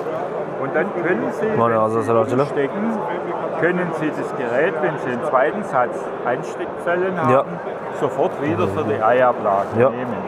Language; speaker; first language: German; native; German